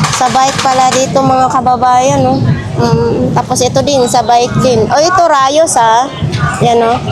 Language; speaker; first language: Filipino; non-native, local second language; Cebuano